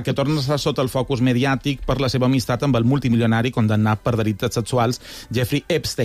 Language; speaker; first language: Catalan; native; Catalan